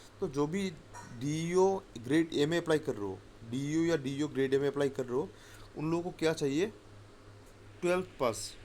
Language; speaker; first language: Hindi; non-native, local second language; Assamese